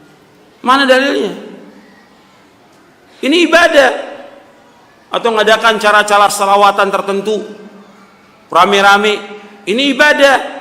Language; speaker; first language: Indonesian; native; Indonesian